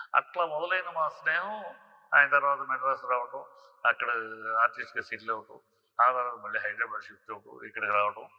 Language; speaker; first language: Telugu; native; Telugu